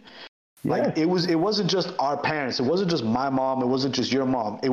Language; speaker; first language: English; native; English